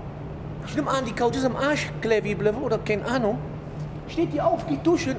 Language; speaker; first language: German; native; German